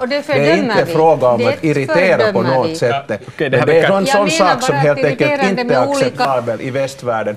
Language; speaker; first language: Swedish; native; Swedish